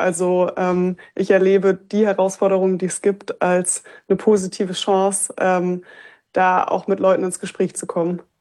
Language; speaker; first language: German; native; German